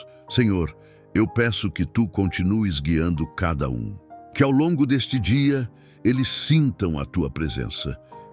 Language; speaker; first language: Portuguese; native; Portuguese